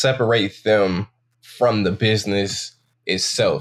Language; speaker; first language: English; native; English